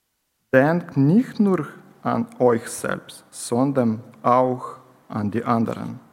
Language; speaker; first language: German; non-native, learner; Ukrainian